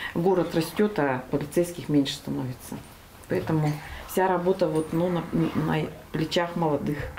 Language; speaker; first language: Russian; native; Russian